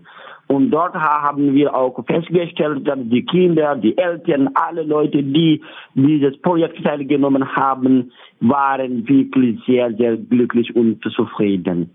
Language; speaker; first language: German; non-native, learner; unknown